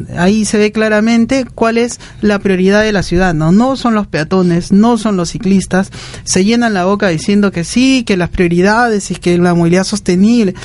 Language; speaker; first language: Spanish; native; Spanish